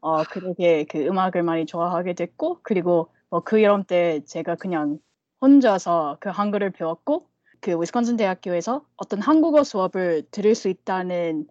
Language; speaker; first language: Korean; non-native, fluent; English